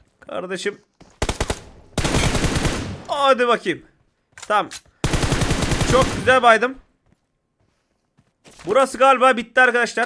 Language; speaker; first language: Turkish; native; Turkish